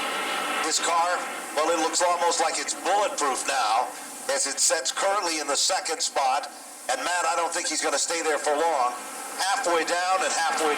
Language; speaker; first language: English; native; English